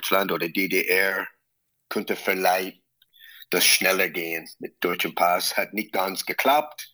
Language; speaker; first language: German; non-native, fluent; English